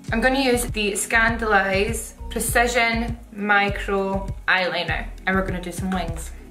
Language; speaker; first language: English; native; English